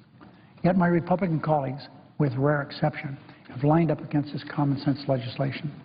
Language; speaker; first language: English; native; English